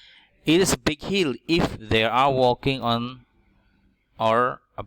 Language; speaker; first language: English; non-native, learner; Indonesian